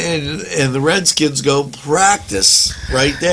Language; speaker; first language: English; native; English